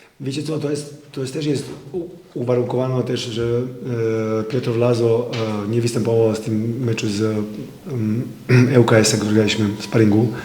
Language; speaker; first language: Polish; non-native, fluent; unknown